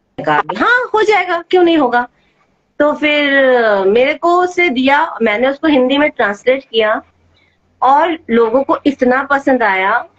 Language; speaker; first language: Hindi; non-native, local second language; Bangla